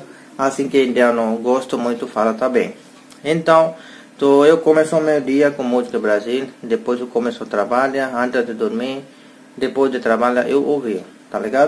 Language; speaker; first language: Portuguese; non-native, learner; Hindi